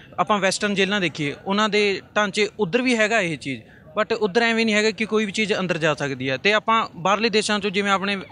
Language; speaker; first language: Punjabi; native; Punjabi